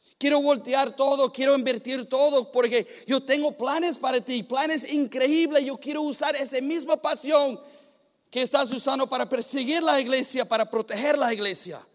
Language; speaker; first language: Spanish; non-native, fluent; English